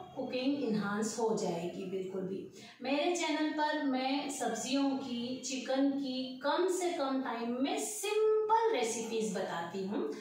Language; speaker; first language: Hindi; non-native, local second language; Urdu